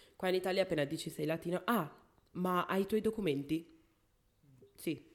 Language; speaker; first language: Italian; non-native, fluent; Spanish